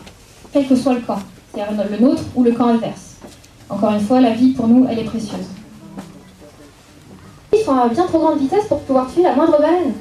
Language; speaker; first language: French; native; French